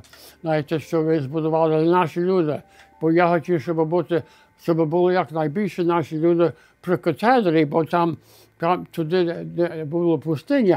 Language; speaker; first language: Ukrainian; early bilingual, heritage; Ukrainian